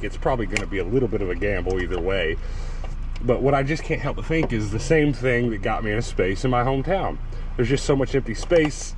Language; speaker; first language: English; native; English